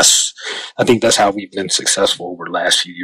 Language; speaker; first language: English; native; English